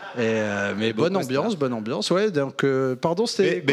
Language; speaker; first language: French; native; French